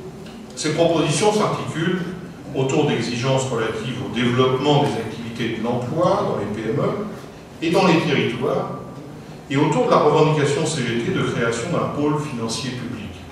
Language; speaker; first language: French; native; French